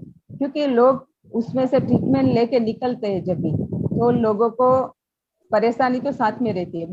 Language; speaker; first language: Hindi; non-native, local second language; Gujarati